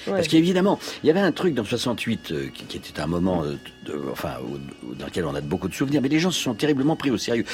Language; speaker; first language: French; native; French